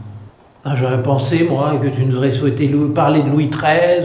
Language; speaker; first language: French; native; French